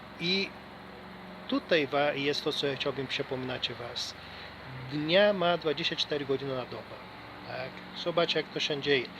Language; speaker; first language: Polish; non-native, learner; Portuguese